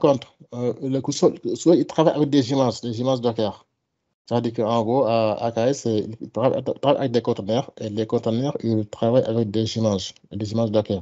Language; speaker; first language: French; non-native, local second language; Wolof